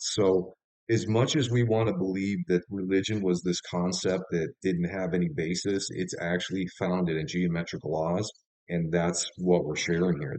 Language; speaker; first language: English; native; English